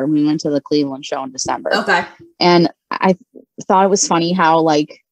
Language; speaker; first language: English; native; English